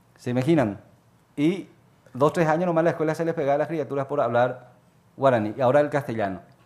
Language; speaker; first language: Spanish; native; Spanish